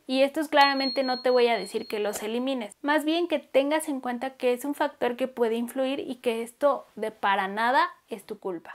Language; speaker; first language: Spanish; native; Spanish